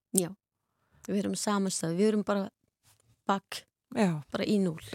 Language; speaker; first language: Icelandic; non-native, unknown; Persian